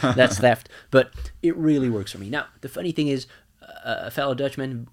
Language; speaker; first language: English; non-native, fluent; Dutch